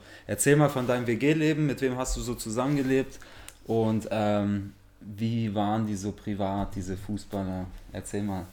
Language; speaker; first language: German; native; German